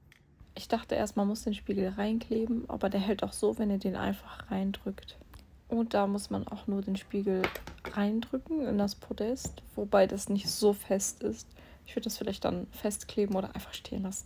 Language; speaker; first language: German; native; German